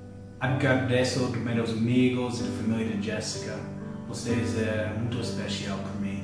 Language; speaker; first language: Portuguese; non-native, learner; English